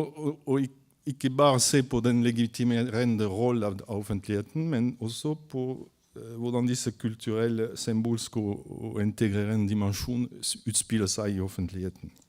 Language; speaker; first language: Norwegian; non-native, fluent; French